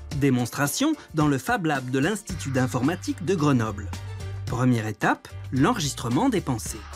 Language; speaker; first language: French; native; French